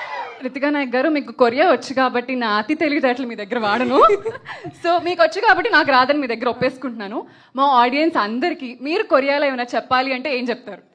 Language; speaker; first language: Telugu; native; Telugu